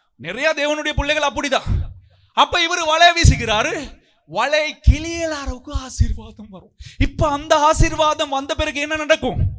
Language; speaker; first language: Tamil; non-native, local second language; Sinhala